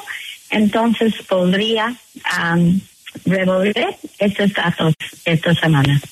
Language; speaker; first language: Spanish; non-native, fluent; English